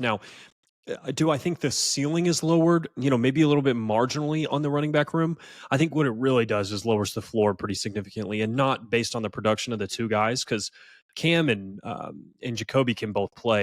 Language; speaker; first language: English; native; English